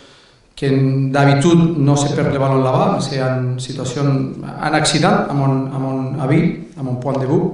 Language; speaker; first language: French; non-native, learner; Spanish